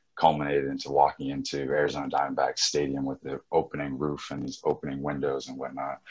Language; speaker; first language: English; native; English